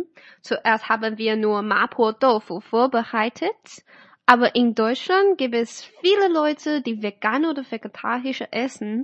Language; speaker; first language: German; non-native, fluent; Chinese